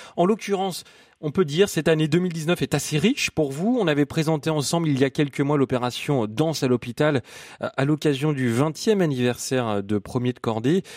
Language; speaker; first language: French; native; French